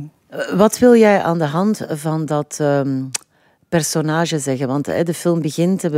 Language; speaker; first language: Dutch; native; Dutch